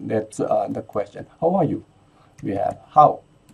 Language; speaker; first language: English; non-native, fluent; Indonesian